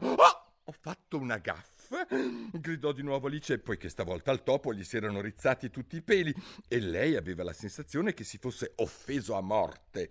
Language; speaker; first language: Italian; native; Italian